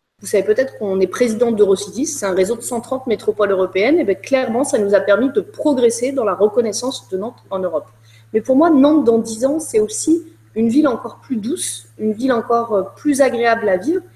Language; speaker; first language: French; native; French